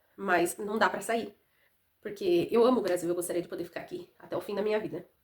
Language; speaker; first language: Portuguese; native; Portuguese